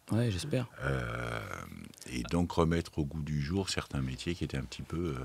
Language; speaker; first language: French; native; French